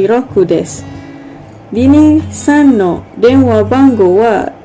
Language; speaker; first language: Japanese; non-native, learner; Malay